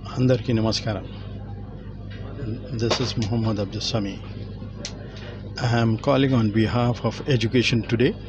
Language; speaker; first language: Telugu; non-native, local second language; Urdu